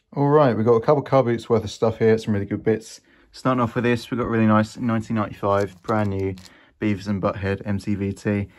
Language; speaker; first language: English; native; English